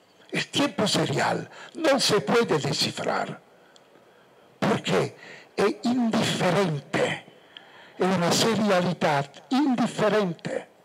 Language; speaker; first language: Spanish; non-native, fluent; Italian